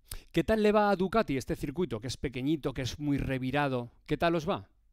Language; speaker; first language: Spanish; native; Spanish